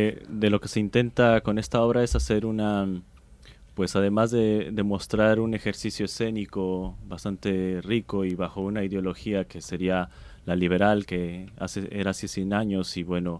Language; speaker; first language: Spanish; native; Spanish